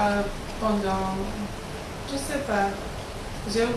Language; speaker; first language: French; non-native, learner; English